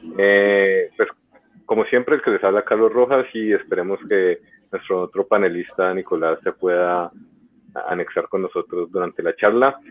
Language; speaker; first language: Spanish; native; Spanish